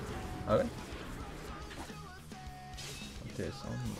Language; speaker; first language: French; native; French